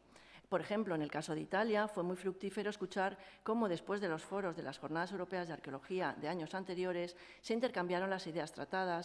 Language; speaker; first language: Spanish; native; Spanish